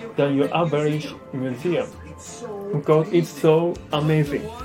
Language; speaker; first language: English; non-native, learner; Japanese